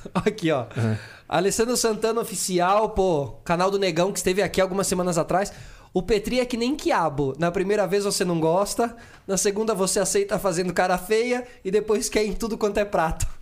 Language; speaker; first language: Portuguese; early bilingual, other home language; Spanish